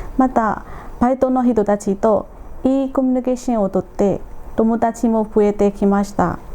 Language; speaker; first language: Japanese; non-native, fluent; Burmese